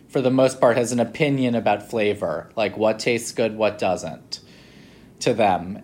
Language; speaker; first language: English; native; English